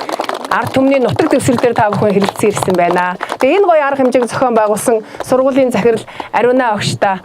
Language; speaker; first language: Mongolian; native; Mongolian